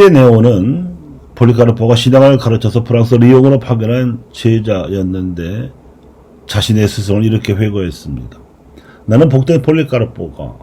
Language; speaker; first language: Korean; native; Korean